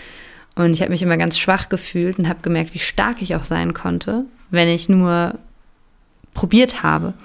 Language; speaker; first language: German; native; German